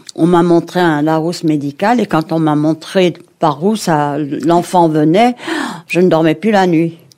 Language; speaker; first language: French; early bilingual, other home language; Kabyle